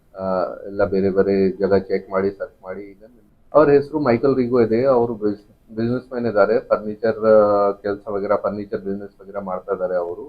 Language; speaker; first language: Kannada; non-native, fluent; Hindi